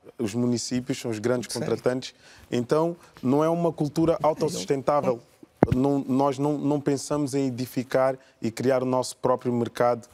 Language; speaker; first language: Portuguese; early bilingual, other home language; Kabuverdianu